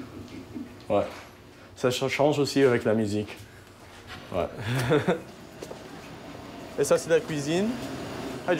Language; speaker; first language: French; non-native, learner; English